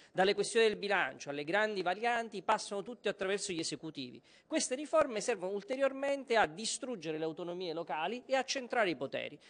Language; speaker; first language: Italian; native; Italian